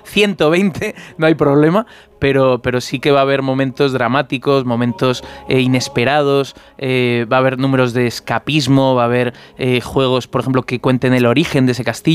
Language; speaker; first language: Spanish; native; Spanish